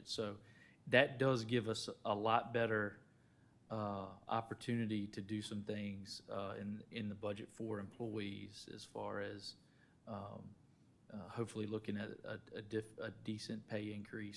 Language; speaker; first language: English; native; English